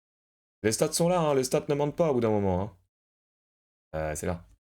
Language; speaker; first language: French; native; French